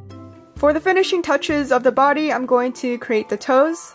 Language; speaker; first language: English; native; English